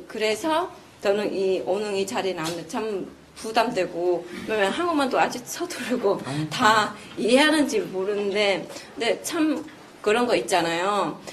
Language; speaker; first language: Korean; non-native, fluent; Vietnamese